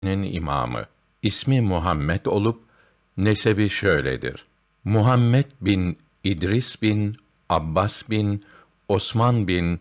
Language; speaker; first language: Turkish; native; Turkish